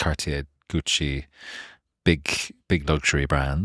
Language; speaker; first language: English; native; English